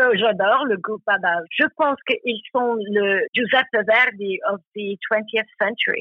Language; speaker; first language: French; non-native, learner; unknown